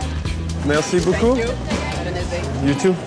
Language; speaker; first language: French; non-native, learner; English